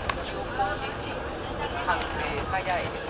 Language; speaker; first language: Japanese; non-native, learner; Thai